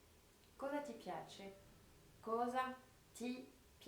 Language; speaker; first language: Italian; non-native, fluent; French